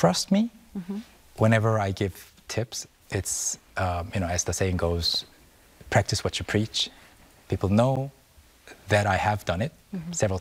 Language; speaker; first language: English; non-native, fluent; Korean